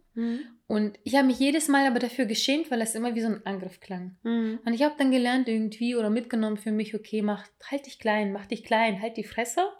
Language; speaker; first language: German; early bilingual, other home language; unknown